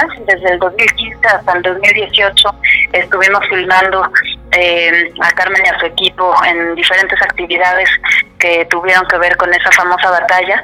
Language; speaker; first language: Spanish; native; Spanish